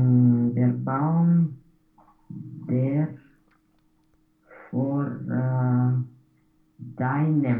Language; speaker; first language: German; non-native, learner; Romanian